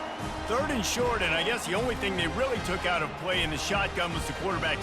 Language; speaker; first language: English; native; English